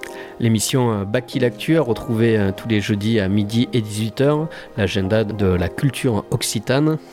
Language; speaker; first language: French; native; French